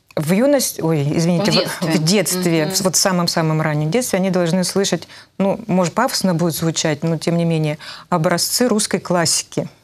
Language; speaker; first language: Russian; native; Russian